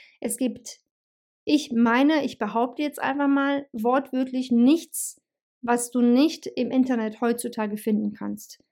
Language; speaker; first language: German; early bilingual, other home language; Bosnian